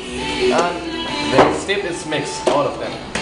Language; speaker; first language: English; non-native, learner; Spanish